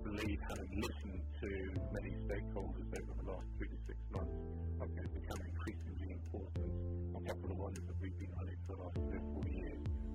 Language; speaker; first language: English; native; English